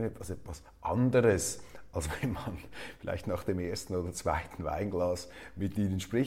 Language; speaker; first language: German; native; German